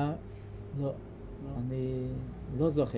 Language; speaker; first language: Hebrew; non-native, fluent; Hungarian